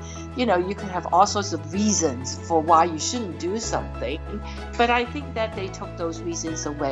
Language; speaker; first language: English; non-native, local second language; Cantonese